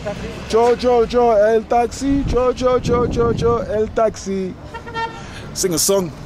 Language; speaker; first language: Spanish; non-native, learner; English